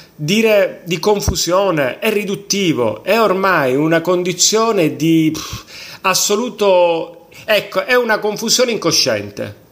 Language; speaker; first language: Italian; native; Italian